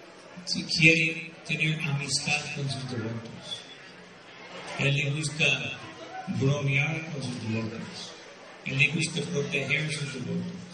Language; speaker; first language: Spanish; non-native, fluent; Portuguese